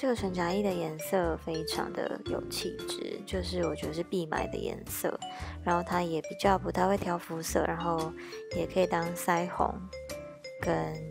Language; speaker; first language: Chinese; native; Chinese